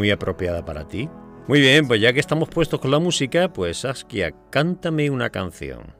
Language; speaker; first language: Spanish; native; Spanish